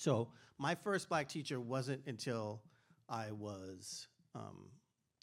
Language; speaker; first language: English; native; English